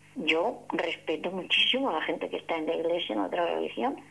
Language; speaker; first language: Spanish; native; Spanish